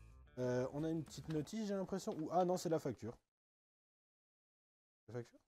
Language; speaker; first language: French; native; French